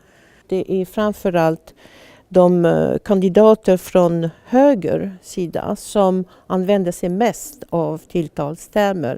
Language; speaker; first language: Swedish; non-native, fluent; French